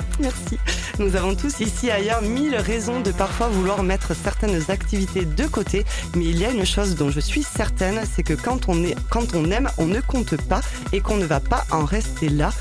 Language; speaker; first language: French; native; French